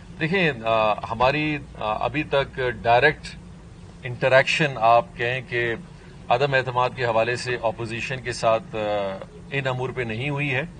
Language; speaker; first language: Urdu; non-native, local second language; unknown